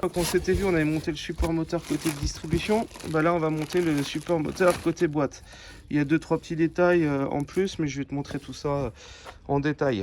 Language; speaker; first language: French; native; French